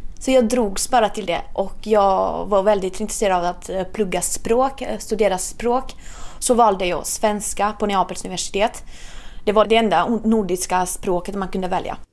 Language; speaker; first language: Swedish; non-native, fluent; Italian